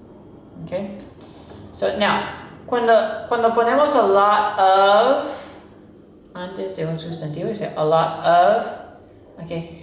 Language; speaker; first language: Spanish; non-native, fluent; English